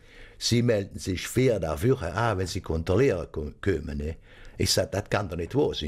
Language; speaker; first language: German; native; German